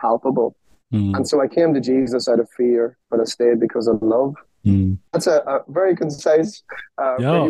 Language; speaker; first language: English; native; English